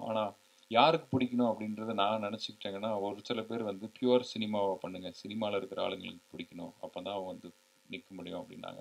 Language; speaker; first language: Tamil; native; Tamil